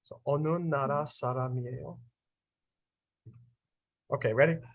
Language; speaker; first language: Korean; non-native, learner; English